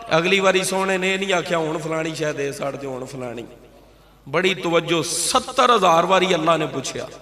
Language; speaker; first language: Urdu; non-native, local second language; Punjabi